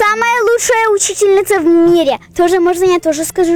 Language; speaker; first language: Russian; early bilingual, heritage; Russian